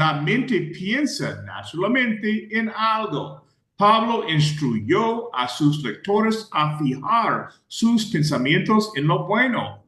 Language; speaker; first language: Spanish; non-native, fluent; English